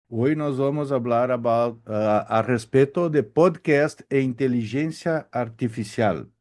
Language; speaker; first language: Spanish; non-native, learner; Portuguese